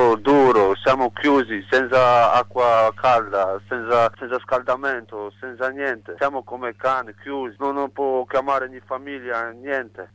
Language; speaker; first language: Italian; non-native, learner; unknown